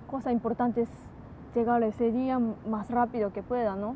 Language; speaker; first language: Spanish; non-native, learner; Japanese